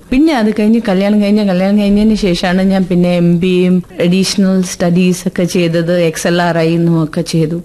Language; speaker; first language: Malayalam; early bilingual, heritage; Malayalam